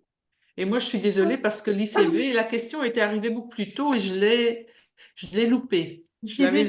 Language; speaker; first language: French; native; French